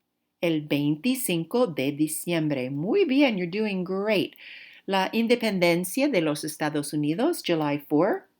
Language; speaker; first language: Spanish; non-native, fluent; English